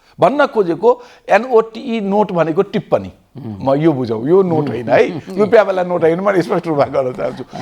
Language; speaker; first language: Nepali; non-native, local second language; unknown